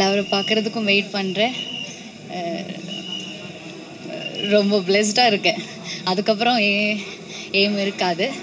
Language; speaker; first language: Tamil; non-native, learner; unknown